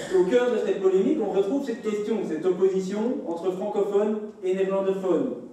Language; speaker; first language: French; native; French